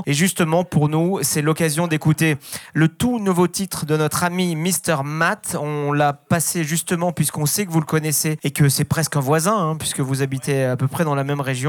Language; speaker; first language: French; native; French